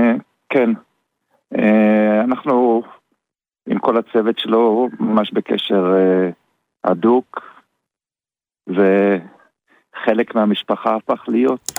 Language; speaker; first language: Hebrew; early bilingual, other home language; German